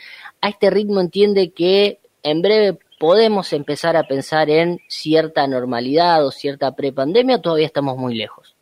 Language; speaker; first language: Spanish; native; Spanish